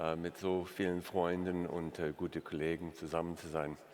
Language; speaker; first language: German; non-native, learner; English